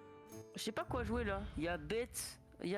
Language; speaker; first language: French; native; French